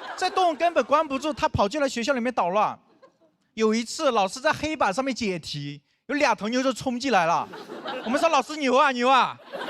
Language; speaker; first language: Chinese; non-native, local second language; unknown